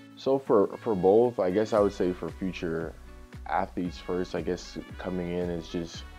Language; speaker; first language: English; native; English